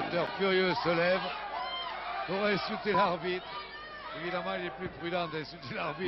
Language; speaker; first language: French; native; French